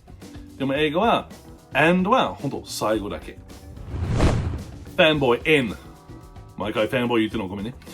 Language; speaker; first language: Japanese; non-native, fluent; English